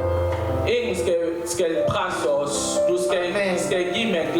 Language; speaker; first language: Danish; non-native, fluent; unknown